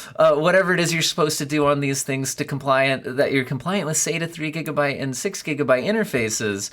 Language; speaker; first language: English; native; English